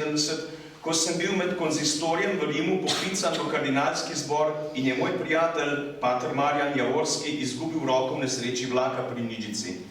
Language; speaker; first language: Slovenian; native; Slovenian